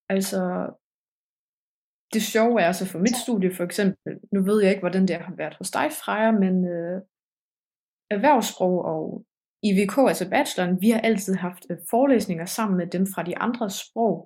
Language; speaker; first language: Danish; early bilingual, heritage; Danish